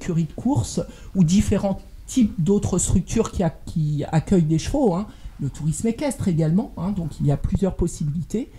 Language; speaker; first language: French; native; French